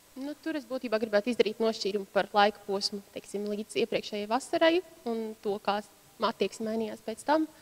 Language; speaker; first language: Latvian; native; Latvian